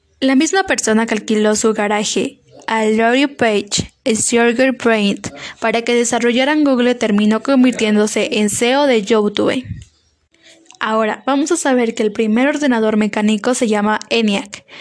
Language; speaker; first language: Spanish; native; Spanish